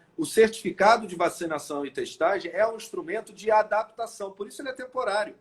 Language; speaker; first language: Portuguese; native; Portuguese